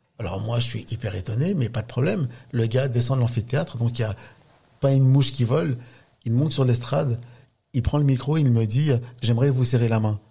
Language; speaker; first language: French; native; French